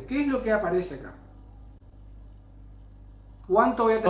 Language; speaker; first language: Spanish; native; Spanish